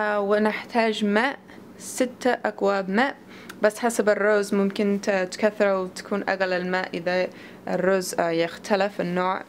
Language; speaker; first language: Arabic; non-native, learner; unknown